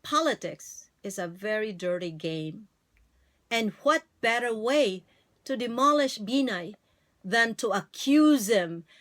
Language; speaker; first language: English; non-native, local second language; Filipino